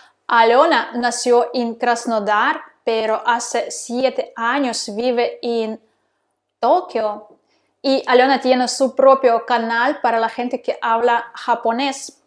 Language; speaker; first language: Spanish; non-native, fluent; Russian